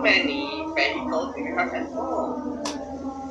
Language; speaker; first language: English; non-native, learner; Indonesian